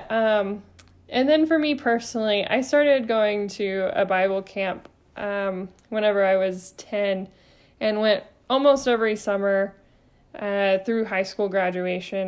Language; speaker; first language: English; native; English